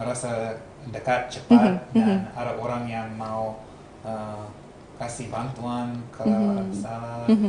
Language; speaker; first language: Indonesian; non-native, fluent; English